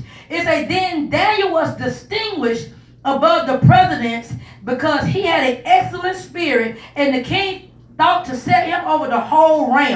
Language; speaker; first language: English; native; English